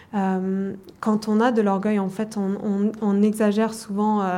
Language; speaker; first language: French; non-native, fluent; German